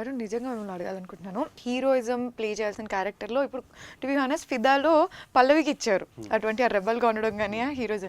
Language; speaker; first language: Telugu; native; Telugu